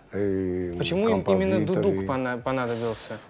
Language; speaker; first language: Russian; native; Russian